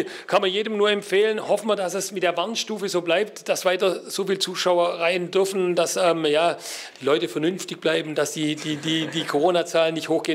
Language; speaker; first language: German; native; German